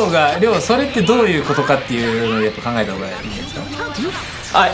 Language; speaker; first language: Japanese; native; Japanese